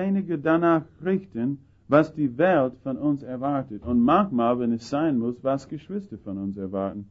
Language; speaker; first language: German; non-native, fluent; English